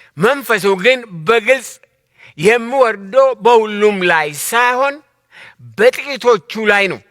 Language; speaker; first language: Amharic; non-native, local second language; Oromo